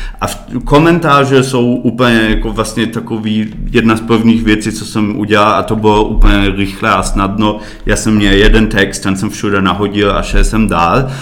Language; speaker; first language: Czech; early bilingual, heritage; Czech